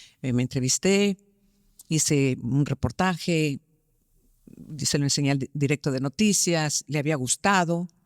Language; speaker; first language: Spanish; early bilingual, heritage; Spanish